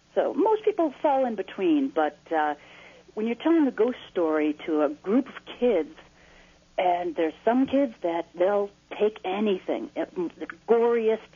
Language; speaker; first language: English; native; English